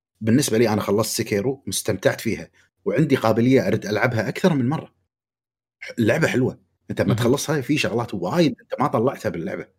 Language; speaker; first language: Arabic; native; Arabic